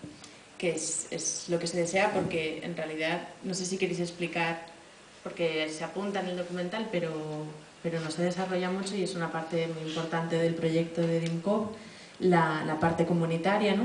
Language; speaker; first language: Spanish; native; Spanish